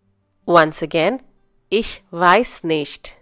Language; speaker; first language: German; non-native, fluent; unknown